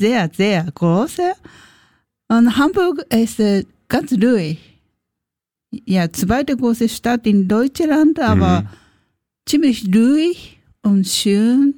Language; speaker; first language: German; non-native, learner; Japanese